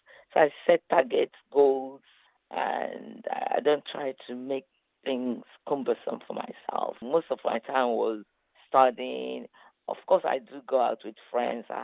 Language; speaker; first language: English; non-native, local second language; Igbo